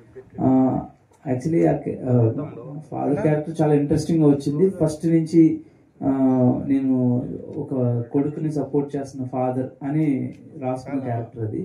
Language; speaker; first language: Telugu; native; Telugu